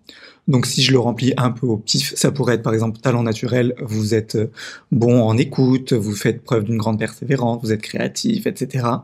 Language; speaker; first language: French; native; French